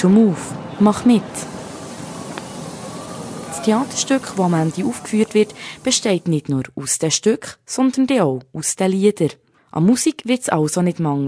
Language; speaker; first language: German; native; German